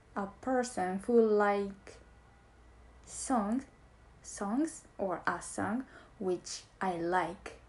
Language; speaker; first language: English; non-native, learner; Japanese